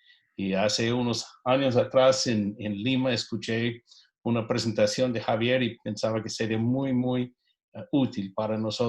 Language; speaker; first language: Spanish; non-native, fluent; English